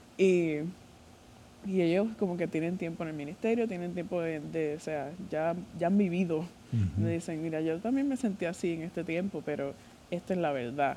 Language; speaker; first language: Spanish; native; Spanish